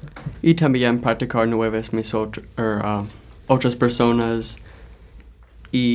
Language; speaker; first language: Spanish; non-native, learner; English